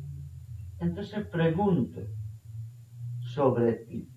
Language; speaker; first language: Spanish; non-native, fluent; Bangla